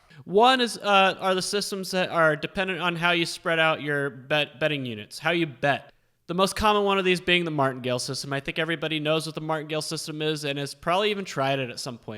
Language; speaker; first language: English; native; English